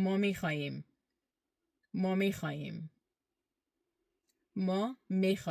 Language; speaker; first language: Persian; early bilingual, heritage; Persian